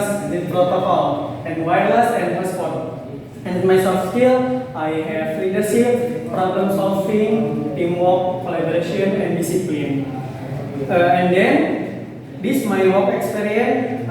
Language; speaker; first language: English; non-native, learner; Indonesian